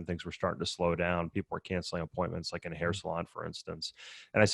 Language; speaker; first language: English; native; English